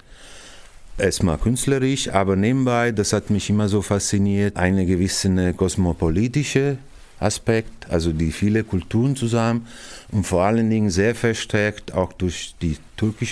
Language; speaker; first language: German; non-native, fluent; Italian